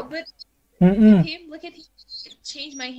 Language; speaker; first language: English; non-native, fluent; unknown